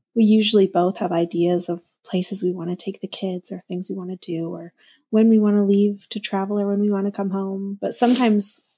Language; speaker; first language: English; native; English